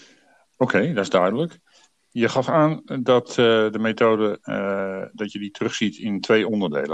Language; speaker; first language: Dutch; native; Dutch